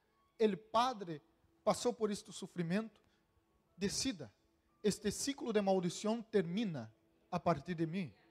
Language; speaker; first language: Spanish; non-native, fluent; Portuguese